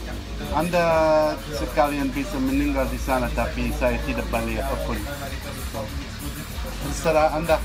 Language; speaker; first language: Indonesian; non-native, learner; English